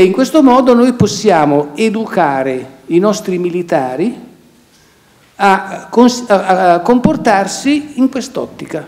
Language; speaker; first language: Italian; native; Italian